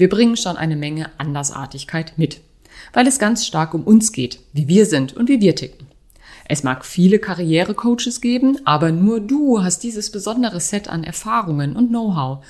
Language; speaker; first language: German; native; German